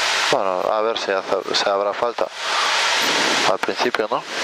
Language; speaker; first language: Spanish; native; Spanish